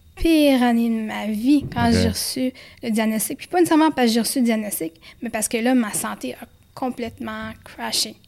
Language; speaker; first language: French; native; French